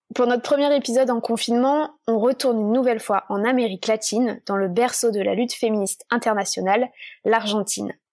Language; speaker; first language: French; native; French